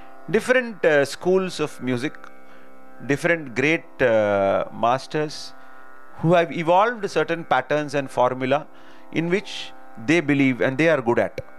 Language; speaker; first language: English; non-native, local second language; Tamil